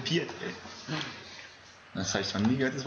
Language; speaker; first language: German; native; German